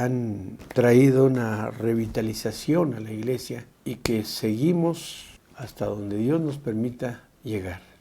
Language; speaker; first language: Spanish; native; Spanish